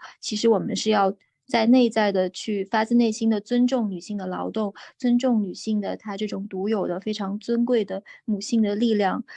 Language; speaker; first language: Chinese; native; Chinese